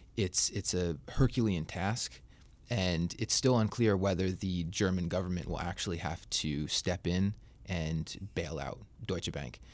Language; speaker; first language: English; native; English